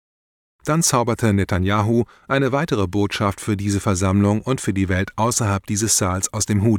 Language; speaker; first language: German; native; German